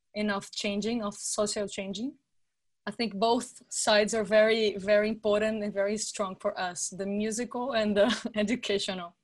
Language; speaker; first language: English; non-native, fluent; Portuguese